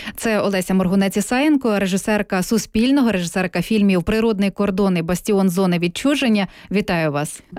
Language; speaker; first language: Ukrainian; native; Ukrainian